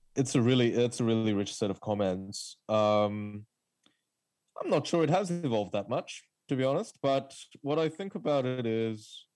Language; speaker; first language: English; early bilingual, other home language; Korean